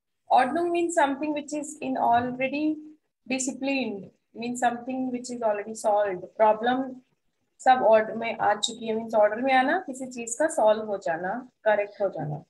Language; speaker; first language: English; non-native, local second language; Hindi